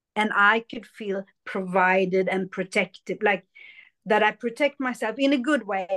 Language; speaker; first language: English; early bilingual, other home language; Hindi